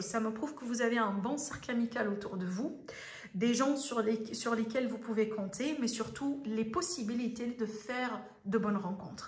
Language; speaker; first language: French; native; French